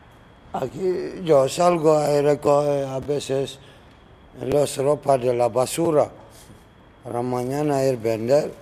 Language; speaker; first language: Spanish; non-native, learner; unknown